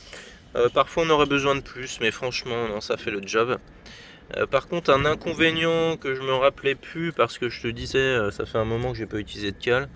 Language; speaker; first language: French; native; French